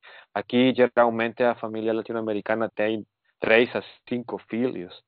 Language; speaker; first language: Portuguese; non-native, fluent; Spanish